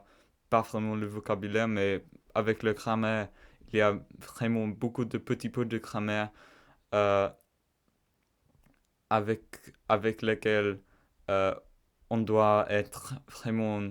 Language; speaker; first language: French; non-native, learner; English